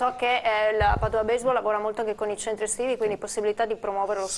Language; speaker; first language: Italian; native; Italian